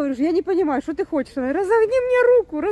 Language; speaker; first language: Russian; native; Russian